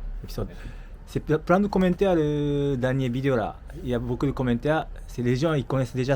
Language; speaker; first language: French; non-native, learner; Japanese